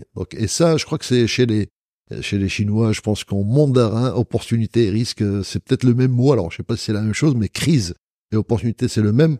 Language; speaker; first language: French; non-native, local second language; Arabic